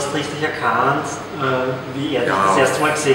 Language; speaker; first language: German; native; German